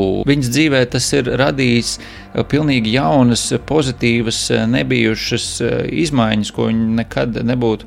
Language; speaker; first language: Latvian; native; Latvian